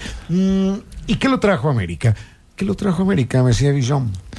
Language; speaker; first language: Spanish; native; Spanish